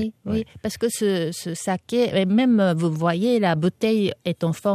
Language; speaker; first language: French; non-native, fluent; Japanese